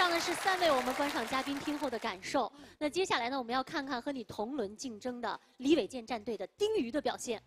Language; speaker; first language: Chinese; native; Chinese